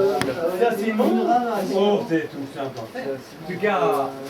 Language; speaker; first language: French; native; French